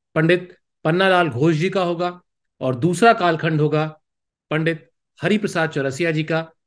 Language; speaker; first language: Hindi; native; Hindi